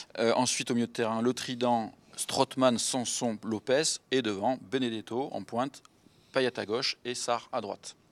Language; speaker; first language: French; native; French